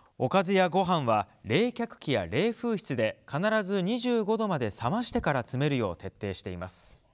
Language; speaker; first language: Japanese; native; Japanese